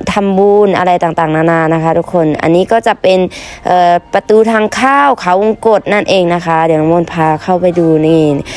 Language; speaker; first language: Thai; non-native, fluent; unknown